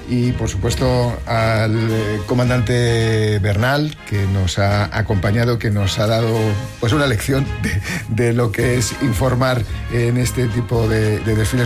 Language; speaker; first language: Spanish; native; Spanish